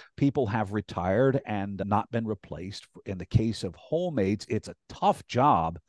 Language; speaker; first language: English; native; English